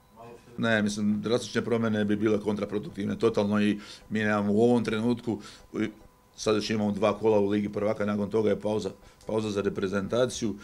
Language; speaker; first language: Croatian; native; Croatian